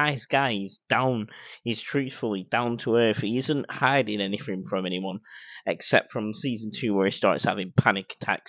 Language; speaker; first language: English; native; English